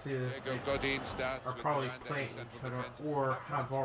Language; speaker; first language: English; native; English